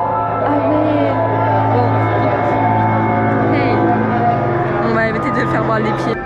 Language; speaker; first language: French; native; French